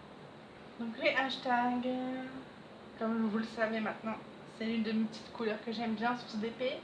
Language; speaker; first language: French; native; French